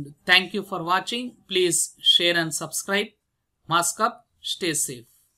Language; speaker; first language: English; non-native, local second language; Telugu